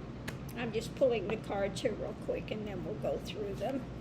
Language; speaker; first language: English; native; English